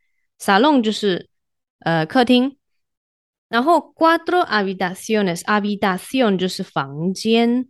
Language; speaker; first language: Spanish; non-native, fluent; Chinese